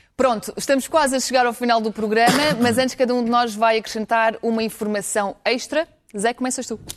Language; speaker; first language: Portuguese; early bilingual, other home language; Ukrainian